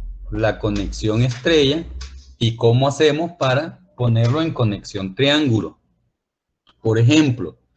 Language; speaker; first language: Spanish; native; Spanish